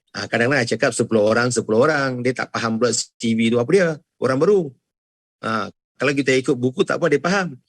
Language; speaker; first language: Malay; non-native, local second language; Tamil